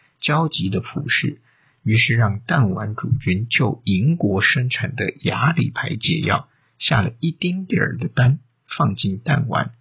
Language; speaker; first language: Chinese; native; Chinese